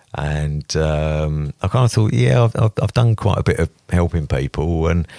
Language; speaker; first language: English; native; English